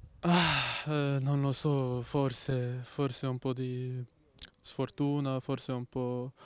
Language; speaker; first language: Italian; non-native, learner; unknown